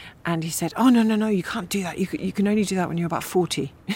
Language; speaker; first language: English; early bilingual, other home language; German